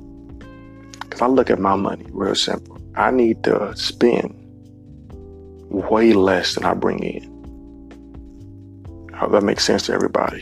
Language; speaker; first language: English; native; English